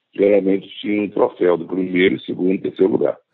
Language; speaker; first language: Portuguese; native; Portuguese